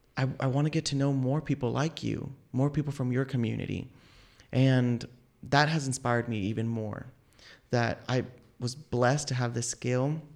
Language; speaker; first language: English; native; English